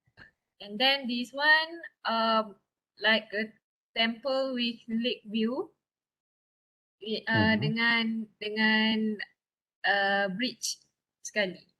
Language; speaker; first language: English; non-native, local second language; Malay